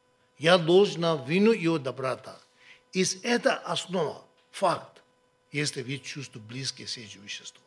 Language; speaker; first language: Russian; non-native, learner; Tibetan